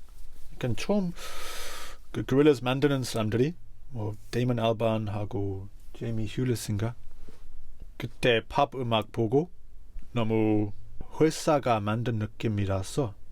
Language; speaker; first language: Korean; non-native, fluent; English